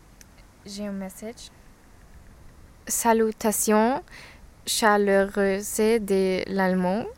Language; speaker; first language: French; non-native, learner; German